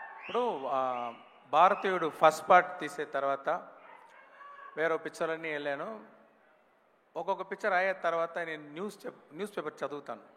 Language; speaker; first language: Telugu; non-native, local second language; Tamil